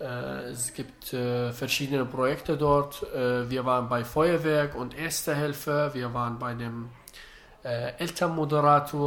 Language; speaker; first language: German; non-native, learner; Arabic